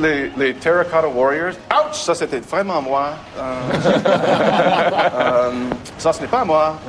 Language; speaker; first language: French; non-native, learner; English